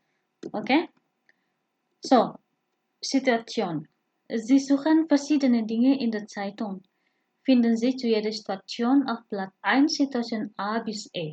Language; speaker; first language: German; non-native, fluent; Indonesian